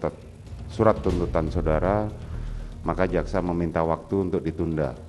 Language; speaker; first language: Indonesian; native; Indonesian